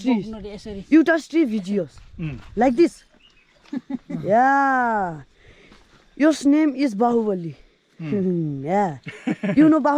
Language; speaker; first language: English; non-native, learner; Nepali